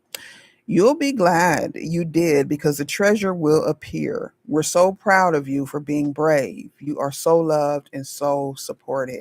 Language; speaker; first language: English; native; English